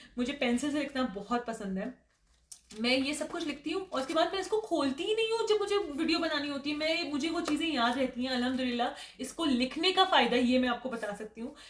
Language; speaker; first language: Urdu; native; Urdu